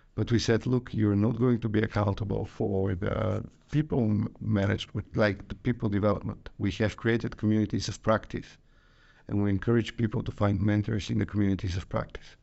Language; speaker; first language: English; non-native, fluent; Bulgarian